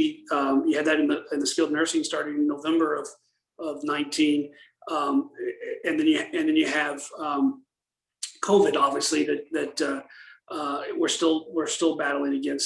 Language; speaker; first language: English; native; English